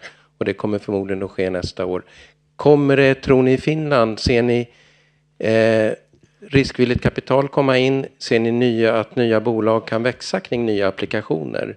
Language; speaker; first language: Swedish; native; Swedish